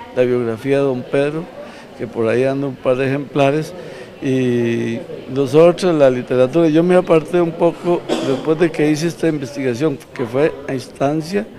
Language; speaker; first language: Spanish; native; Spanish